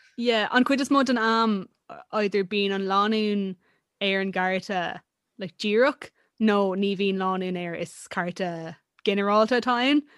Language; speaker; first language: Irish; non-native, local second language; English